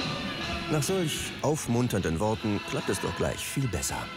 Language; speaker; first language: German; native; German